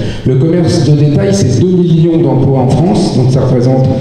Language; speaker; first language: French; native; French